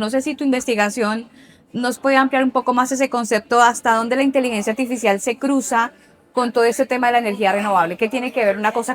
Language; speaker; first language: Spanish; native; Spanish